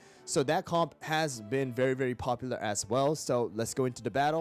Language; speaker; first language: English; native; English